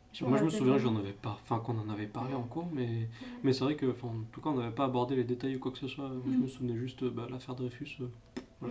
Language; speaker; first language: French; native; French